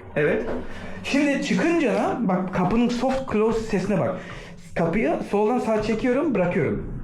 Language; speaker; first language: Turkish; early bilingual, heritage; Turkish